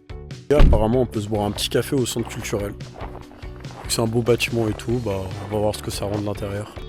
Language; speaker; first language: French; native; French